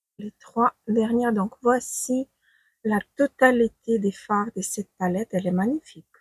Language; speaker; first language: French; non-native, fluent; Ukrainian